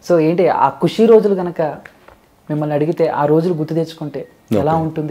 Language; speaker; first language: Telugu; native; Telugu